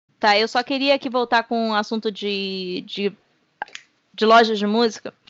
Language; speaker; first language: Portuguese; native; Portuguese